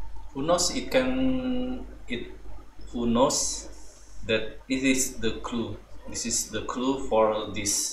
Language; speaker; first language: English; non-native, learner; Indonesian